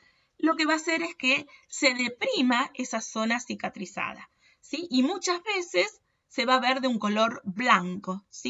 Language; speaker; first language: Spanish; native; Spanish